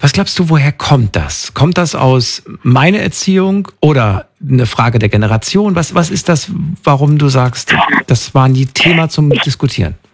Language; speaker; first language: German; native; German